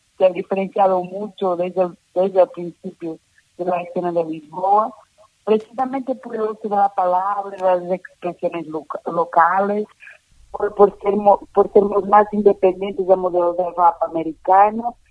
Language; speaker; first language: Spanish; non-native, fluent; Portuguese